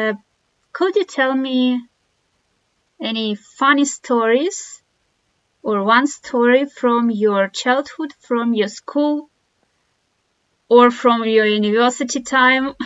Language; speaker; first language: English; non-native, fluent; Russian